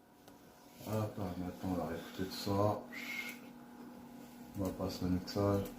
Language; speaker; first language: French; native; French